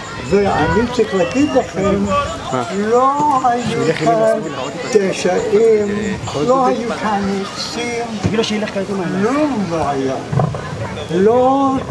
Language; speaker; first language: Hebrew; non-native, fluent; English